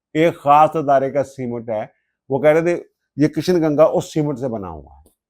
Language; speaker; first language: Urdu; non-native, local second language; Punjabi